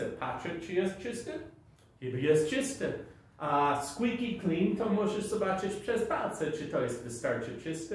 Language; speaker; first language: Polish; non-native, fluent; English